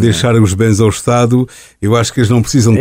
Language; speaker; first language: Portuguese; native; Portuguese